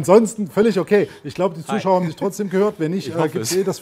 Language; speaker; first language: German; native; German